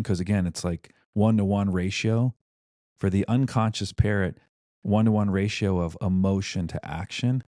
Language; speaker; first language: English; native; English